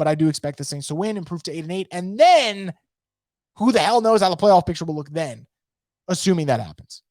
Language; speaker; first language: English; native; English